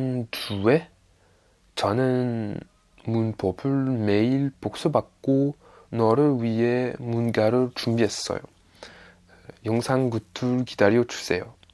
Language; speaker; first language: Korean; non-native, learner; French